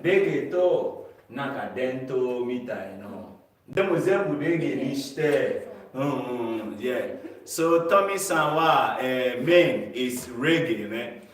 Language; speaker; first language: Japanese; non-native, learner; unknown